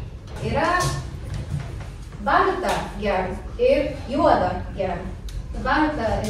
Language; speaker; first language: Lithuanian; non-native, learner; Japanese